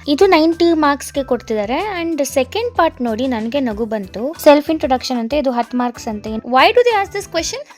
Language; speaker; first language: Kannada; native; Kannada